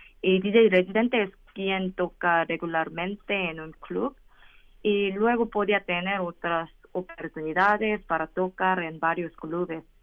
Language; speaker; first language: Spanish; non-native, learner; Korean